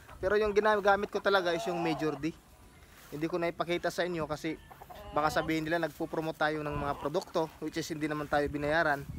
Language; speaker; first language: Filipino; non-native, local second language; Cebuano